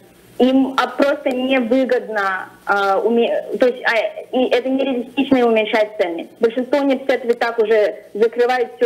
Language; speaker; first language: Russian; early bilingual, other home language; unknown